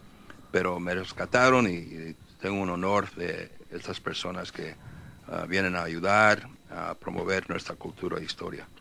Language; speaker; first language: Spanish; early bilingual, heritage; Spanish